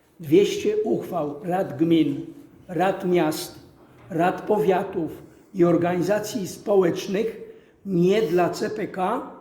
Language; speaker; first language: Polish; native; Polish